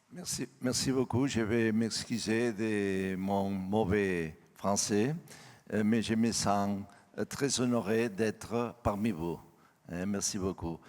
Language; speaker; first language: French; non-native, learner; Spanish